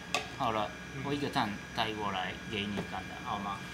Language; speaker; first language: Chinese; non-native, learner; Japanese